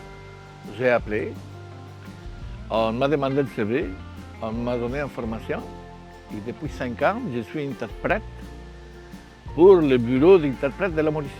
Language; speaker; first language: French; non-native, fluent; Spanish